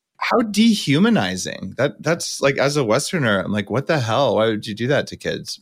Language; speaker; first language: English; native; English